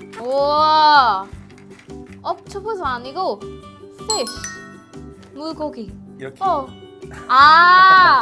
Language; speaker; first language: Korean; non-native, learner; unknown